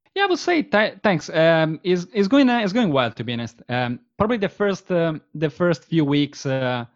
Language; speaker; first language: English; non-native, fluent; Italian